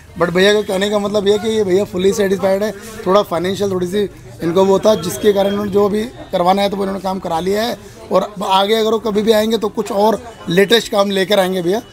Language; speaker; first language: Hindi; native; Hindi